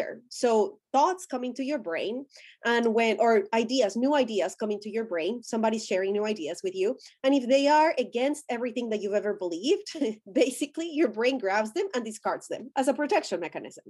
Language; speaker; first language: English; non-native, fluent; Spanish